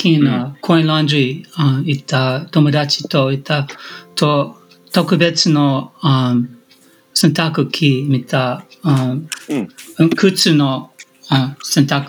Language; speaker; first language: Japanese; non-native, learner; English